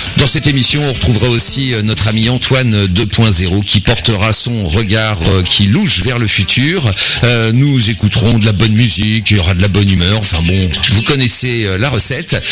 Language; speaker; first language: French; native; French